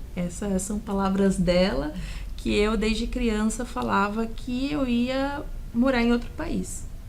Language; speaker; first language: Portuguese; native; Portuguese